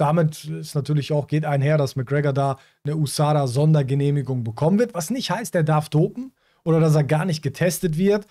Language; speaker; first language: German; native; German